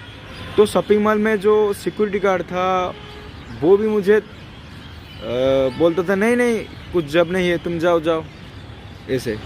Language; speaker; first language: Hindi; non-native, local second language; Odia